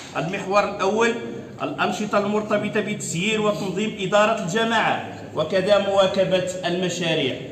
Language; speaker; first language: Arabic; non-native, local second language; Riffian